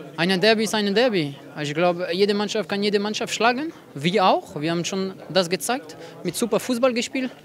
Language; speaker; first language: German; non-native, fluent; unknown